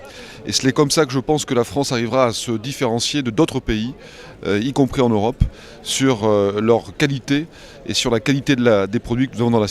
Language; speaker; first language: French; native; French